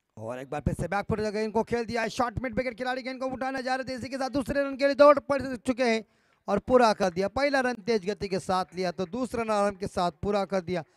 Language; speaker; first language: Hindi; non-native, local second language; Marathi